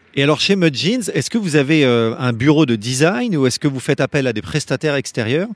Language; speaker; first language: French; native; French